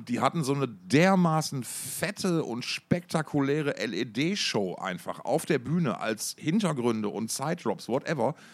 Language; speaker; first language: German; native; German